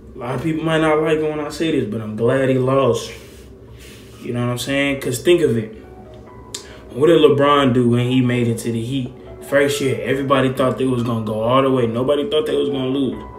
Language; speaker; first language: English; native; English